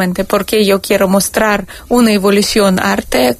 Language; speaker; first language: Spanish; non-native, learner; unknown